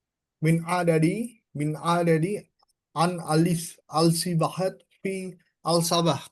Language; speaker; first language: Arabic; non-native, learner; Indonesian